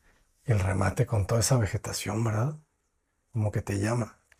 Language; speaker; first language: Spanish; native; Spanish